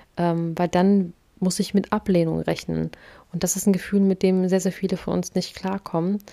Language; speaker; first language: German; early bilingual, other home language; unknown